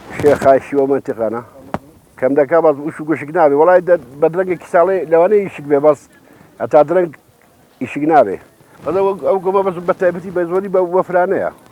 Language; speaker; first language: Central Kurdish; native; Central Kurdish